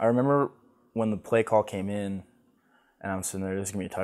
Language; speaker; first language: English; native; English